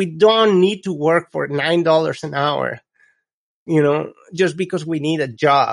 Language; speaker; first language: English; non-native, fluent; Spanish